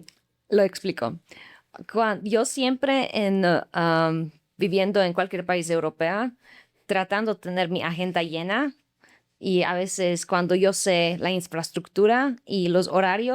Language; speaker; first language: Spanish; non-native, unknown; Slovak